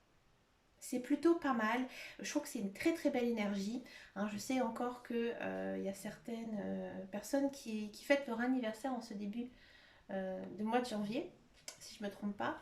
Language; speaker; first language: French; native; French